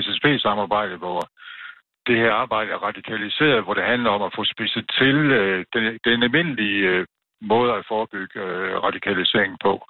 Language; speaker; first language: Danish; native; Danish